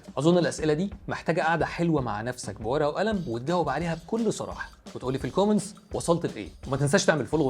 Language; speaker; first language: Arabic; native; Arabic